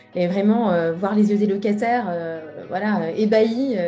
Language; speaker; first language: French; native; French